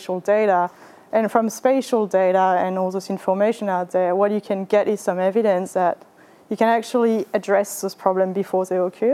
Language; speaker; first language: English; non-native, fluent; French